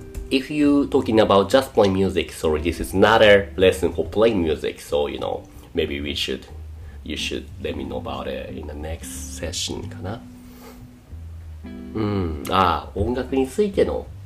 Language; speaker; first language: English; non-native, fluent; Japanese